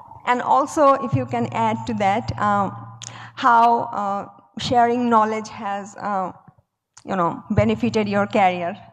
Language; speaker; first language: English; non-native, local second language; Bangla